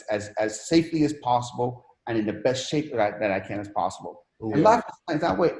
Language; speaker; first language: English; non-native, fluent; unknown